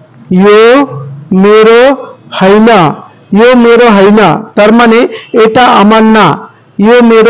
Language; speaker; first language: Nepali; non-native, fluent; Bangla